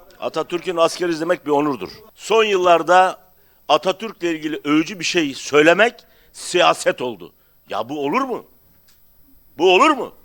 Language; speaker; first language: Turkish; native; Turkish